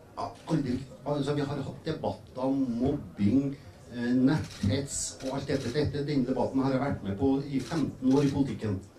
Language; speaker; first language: Norwegian; native; Norwegian